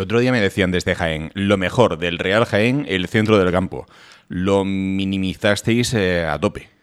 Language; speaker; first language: Spanish; native; Spanish